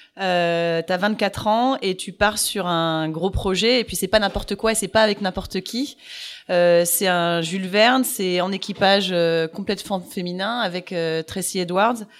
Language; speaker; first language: French; native; French